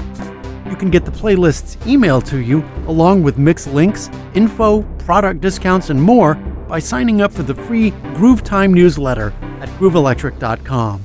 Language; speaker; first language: English; native; English